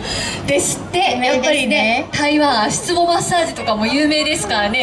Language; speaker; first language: Japanese; native; Japanese